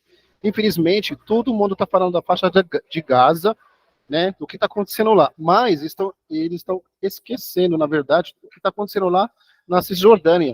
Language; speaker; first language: Portuguese; non-native, fluent; Arabic